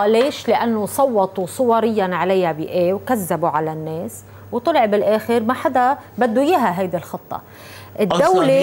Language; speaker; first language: Arabic; native; Arabic